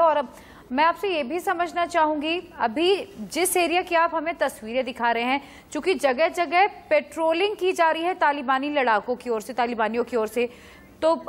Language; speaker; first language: Hindi; native; Hindi